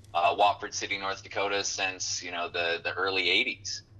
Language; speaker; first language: English; native; English